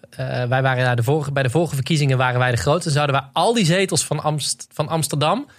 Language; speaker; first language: Dutch; native; Dutch